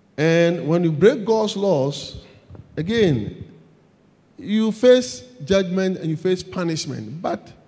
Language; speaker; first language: English; non-native, local second language; Akan